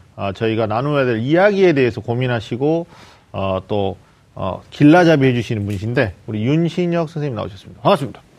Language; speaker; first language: Korean; native; Korean